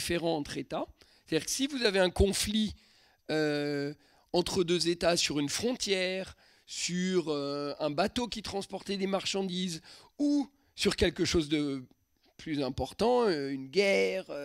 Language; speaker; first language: French; native; French